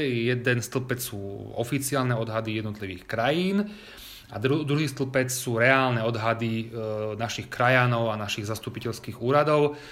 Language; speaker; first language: Slovak; early bilingual, heritage; Slovak